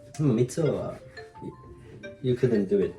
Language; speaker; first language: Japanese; non-native, fluent; Swedish